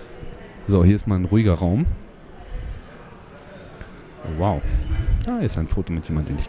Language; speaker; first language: German; native; German